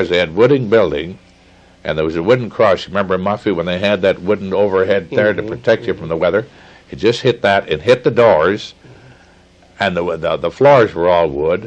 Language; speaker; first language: English; native; English